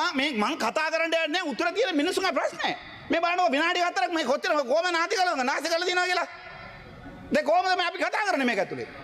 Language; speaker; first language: Sinhala; non-native, local second language; Tamil